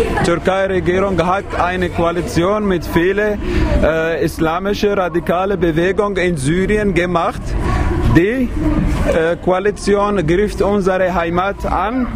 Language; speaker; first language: German; non-native, learner; Kurdish